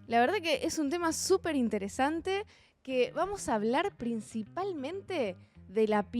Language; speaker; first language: Spanish; native; Spanish